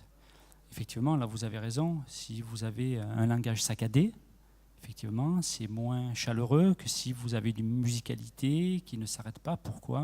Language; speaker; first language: French; native; French